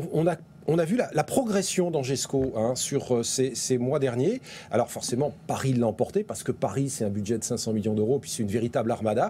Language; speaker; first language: French; native; French